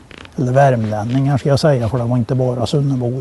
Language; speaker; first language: Swedish; native; Swedish